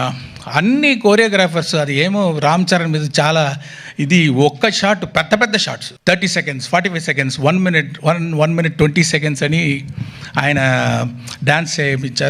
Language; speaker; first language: Telugu; non-native, local second language; Tamil